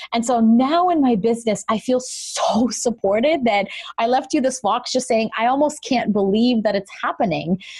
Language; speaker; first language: English; early bilingual, other home language; Russian